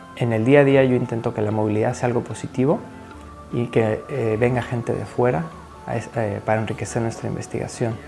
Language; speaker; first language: Spanish; native; Spanish